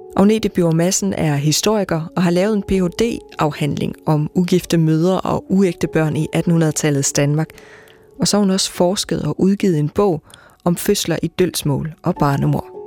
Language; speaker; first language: Danish; native; Danish